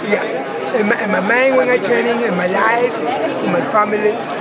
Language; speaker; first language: English; non-native, learner; Spanish